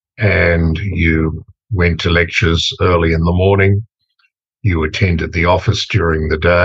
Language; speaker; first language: English; native; English